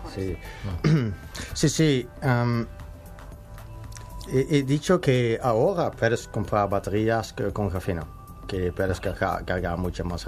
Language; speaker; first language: Spanish; non-native, learner; Dutch